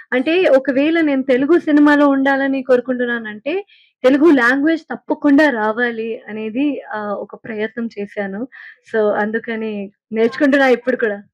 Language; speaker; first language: Telugu; non-native, fluent; Hindi